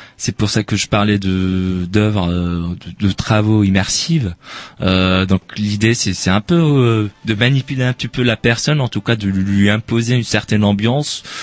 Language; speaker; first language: French; non-native, local second language; Arabic